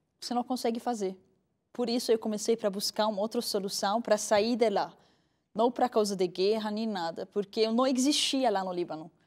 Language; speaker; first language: Portuguese; non-native, fluent; Arabic